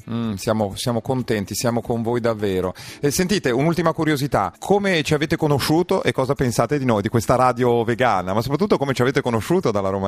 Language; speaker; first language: Italian; native; Italian